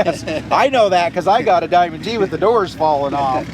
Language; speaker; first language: English; native; English